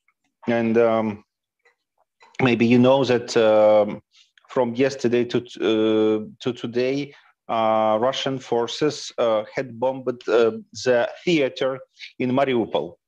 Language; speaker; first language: English; non-native, fluent; Ukrainian